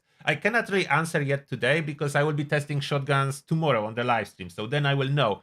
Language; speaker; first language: English; non-native, fluent; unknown